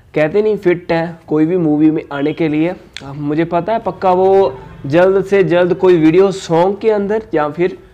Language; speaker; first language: Hindi; native; Hindi